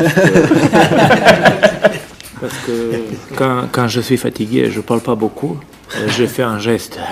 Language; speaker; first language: French; non-native, fluent; Serbian